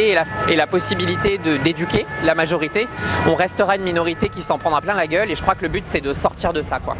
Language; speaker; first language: French; native; French